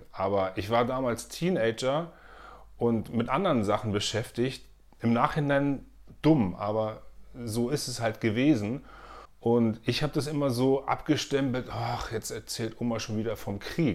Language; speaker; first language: German; native; German